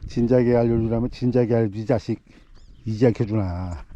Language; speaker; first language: Korean; native; Korean